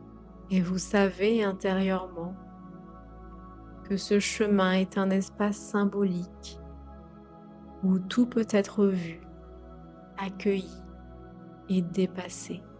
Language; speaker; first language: French; native; French